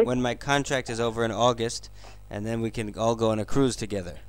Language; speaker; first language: English; native; English